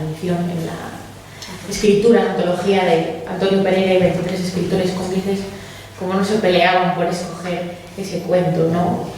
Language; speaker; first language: Spanish; native; Spanish